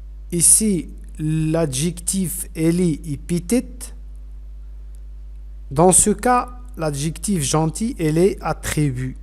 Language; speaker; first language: French; non-native, fluent; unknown